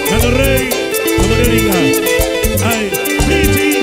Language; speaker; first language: Spanish; native; Spanish